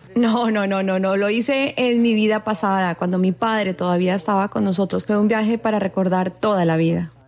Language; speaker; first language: Spanish; non-native, fluent; English